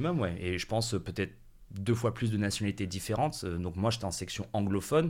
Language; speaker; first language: French; native; French